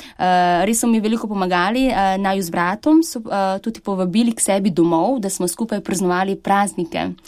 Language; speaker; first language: Slovenian; early bilingual, other home language; Chinese